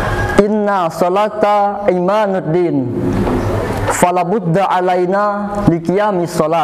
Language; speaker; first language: Arabic; non-native, learner; Indonesian